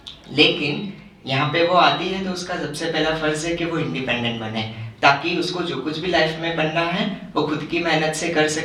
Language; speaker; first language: Hindi; native; Hindi